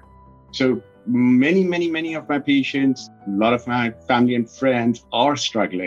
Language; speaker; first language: English; non-native, local second language; Punjabi